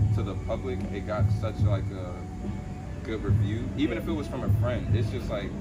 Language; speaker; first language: English; native; English